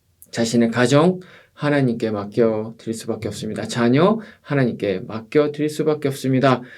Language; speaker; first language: Korean; native; Korean